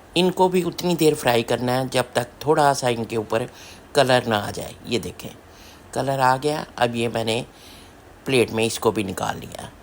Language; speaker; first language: Urdu; non-native, local second language; Punjabi